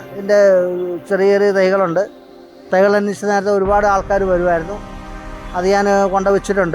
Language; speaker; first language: Malayalam; native; Malayalam